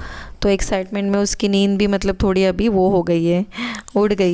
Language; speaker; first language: Hindi; native; Hindi